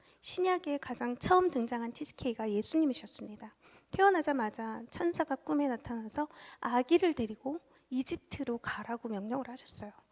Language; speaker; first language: Korean; early bilingual, heritage; Korean